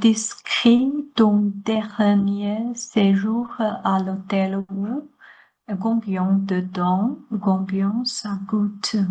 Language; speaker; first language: French; non-native, learner; Chinese